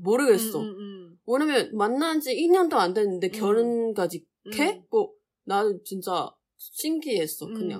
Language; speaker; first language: Korean; non-native, learner; Chinese